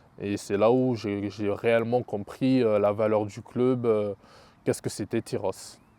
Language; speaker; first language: French; early bilingual, other home language; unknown